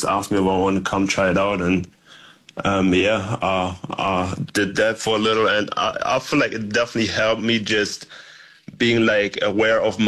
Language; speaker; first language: English; non-native, fluent; German